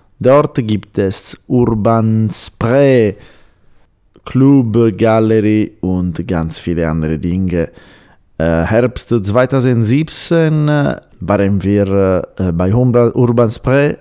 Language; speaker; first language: German; non-native, learner; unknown